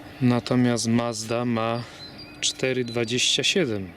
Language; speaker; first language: Polish; native; Polish